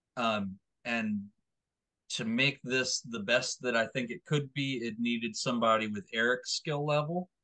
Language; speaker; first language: English; native; English